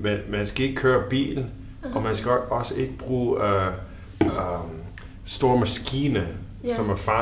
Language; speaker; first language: Danish; non-native, learner; English